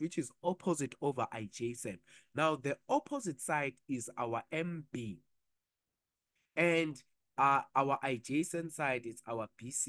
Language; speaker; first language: English; non-native, local second language; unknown